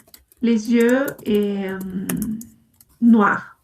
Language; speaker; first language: French; non-native, learner; Spanish